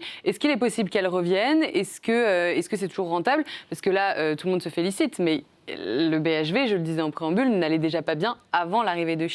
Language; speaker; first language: French; native; French